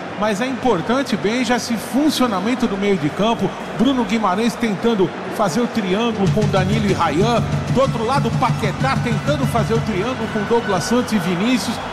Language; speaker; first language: Portuguese; native; Portuguese